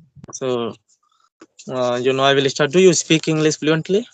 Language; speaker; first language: English; non-native, learner; Hindi